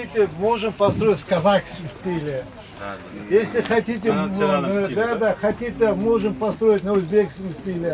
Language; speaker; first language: Russian; non-native, local second language; Kyrgyz